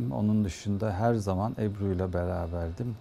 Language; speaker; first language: Turkish; native; Turkish